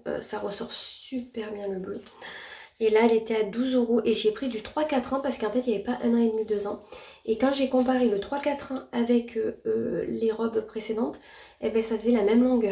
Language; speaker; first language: French; native; French